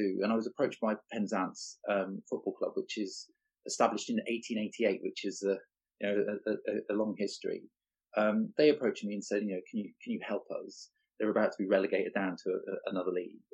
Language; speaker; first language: English; native; English